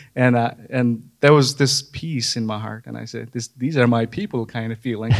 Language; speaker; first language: English; non-native, local second language; Nepali